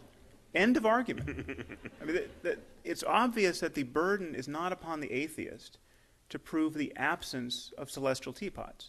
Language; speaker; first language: English; native; English